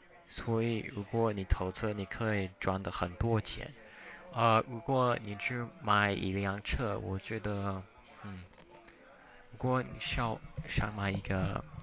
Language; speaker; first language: Chinese; non-native, fluent; English